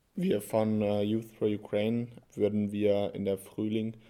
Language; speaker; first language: German; non-native, fluent; Hungarian